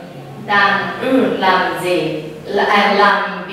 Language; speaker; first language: Vietnamese; non-native, learner; Korean